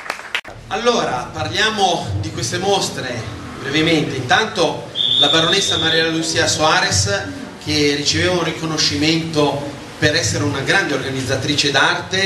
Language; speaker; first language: Italian; native; Italian